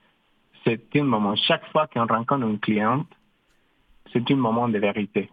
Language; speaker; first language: French; non-native, fluent; Spanish